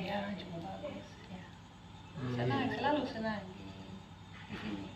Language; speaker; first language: Indonesian; non-native, fluent; Dutch